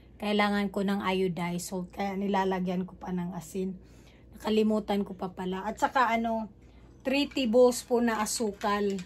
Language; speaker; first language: Filipino; non-native, local second language; Cebuano